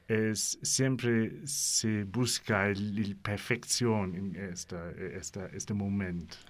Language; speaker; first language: Spanish; non-native, learner; English